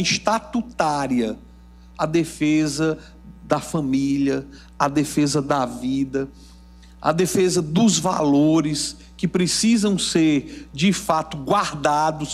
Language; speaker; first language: Portuguese; native; Portuguese